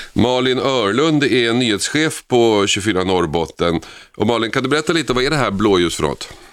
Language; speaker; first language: Swedish; native; Swedish